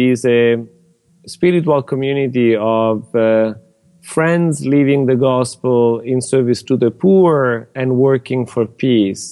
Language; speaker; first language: English; non-native, fluent; Italian